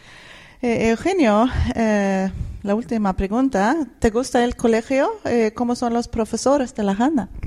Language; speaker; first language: Spanish; non-native, fluent; Swedish